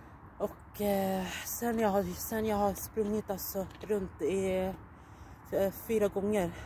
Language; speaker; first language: Swedish; non-native, learner; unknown